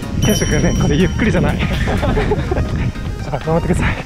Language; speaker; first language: Japanese; native; Japanese